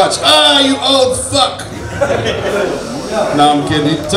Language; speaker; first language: English; native; English